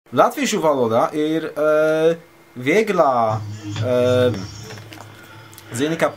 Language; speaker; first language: Latvian; non-native, learner; Polish